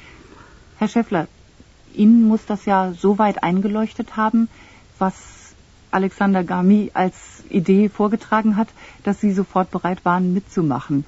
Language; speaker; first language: German; native; German